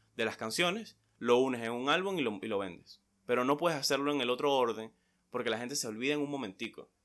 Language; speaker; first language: Spanish; native; Spanish